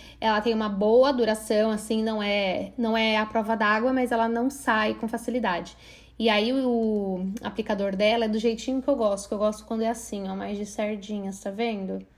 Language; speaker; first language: Portuguese; native; Portuguese